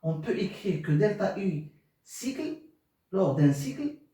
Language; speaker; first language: French; non-native, local second language; Arabic